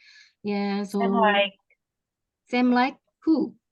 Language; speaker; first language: English; non-native, fluent; Indonesian